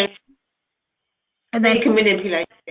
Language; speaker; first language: English; native; English